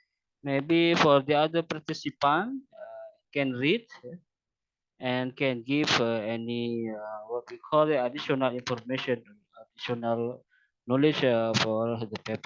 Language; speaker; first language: English; non-native, learner; Indonesian